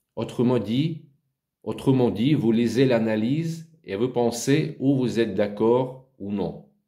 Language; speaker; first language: French; non-native, learner; Ukrainian